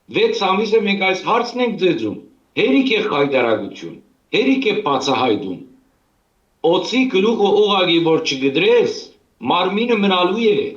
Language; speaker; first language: Armenian; early bilingual, heritage; Armenian